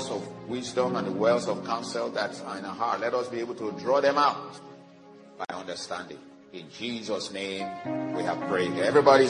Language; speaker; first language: English; non-native, local second language; Yoruba